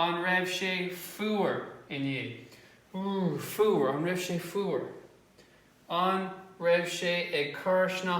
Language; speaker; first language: Irish; non-native, local second language; English